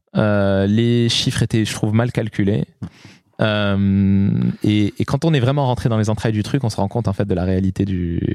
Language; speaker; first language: French; non-native, local second language; Arabic